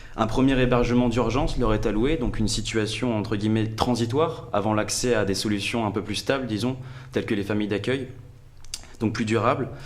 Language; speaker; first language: French; native; French